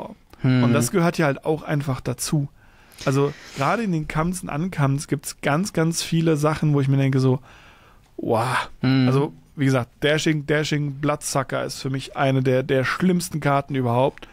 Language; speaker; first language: German; native; German